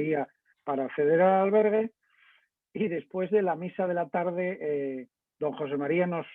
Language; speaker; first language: Spanish; native; Spanish